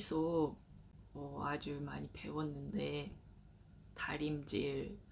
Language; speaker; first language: Korean; non-native, learner; Japanese